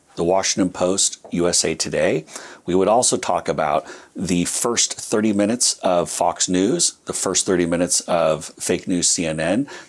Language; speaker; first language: English; native; English